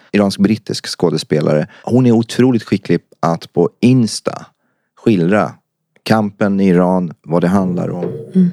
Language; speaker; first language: Swedish; early bilingual, other home language; Persian